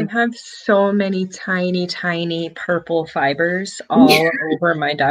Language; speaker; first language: English; native; English